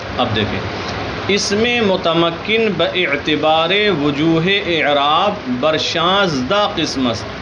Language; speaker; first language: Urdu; native; Urdu